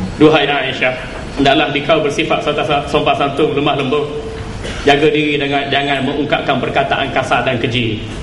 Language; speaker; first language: Malay; native; Malay